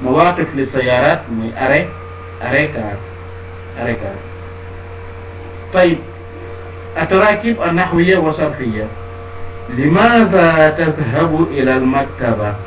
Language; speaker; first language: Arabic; non-native, fluent; Wolof